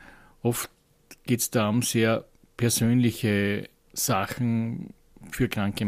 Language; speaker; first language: German; native; German